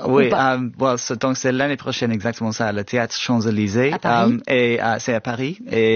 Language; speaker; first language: French; non-native, fluent; English